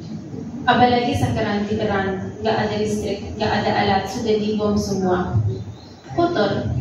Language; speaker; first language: Indonesian; non-native, fluent; Arabic